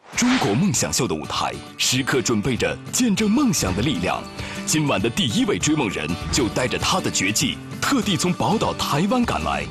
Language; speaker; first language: Chinese; native; Chinese